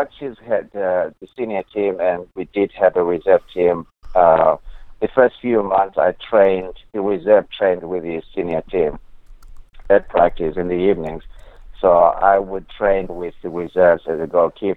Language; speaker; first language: English; non-native, local second language; North Ndebele